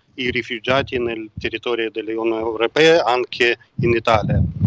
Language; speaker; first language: Italian; non-native, learner; Ukrainian